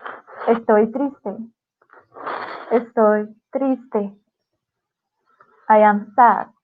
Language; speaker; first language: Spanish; non-native, fluent; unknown